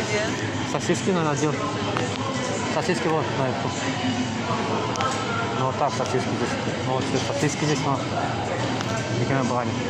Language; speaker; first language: Russian; non-native, learner; Azerbaijani